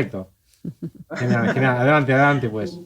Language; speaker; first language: Spanish; native; Spanish